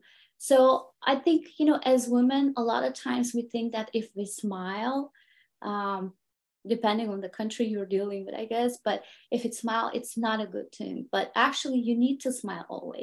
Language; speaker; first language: English; non-native, fluent; Bulgarian